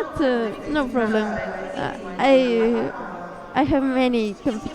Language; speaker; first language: English; non-native, learner; Russian